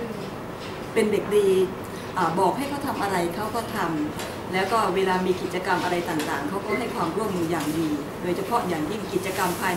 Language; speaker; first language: Thai; native; Thai